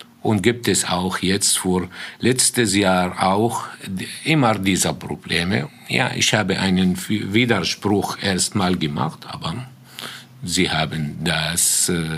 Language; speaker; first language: German; non-native, fluent; Arabic